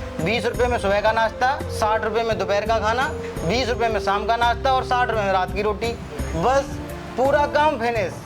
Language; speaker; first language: Hindi; native; Hindi